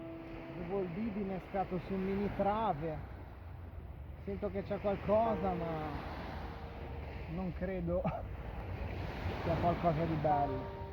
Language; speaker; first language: Italian; native; Italian